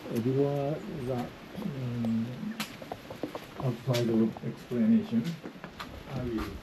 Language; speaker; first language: English; non-native, learner; Japanese